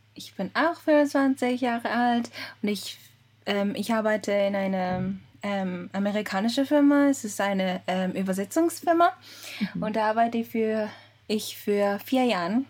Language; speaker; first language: German; early bilingual, other home language; Japanese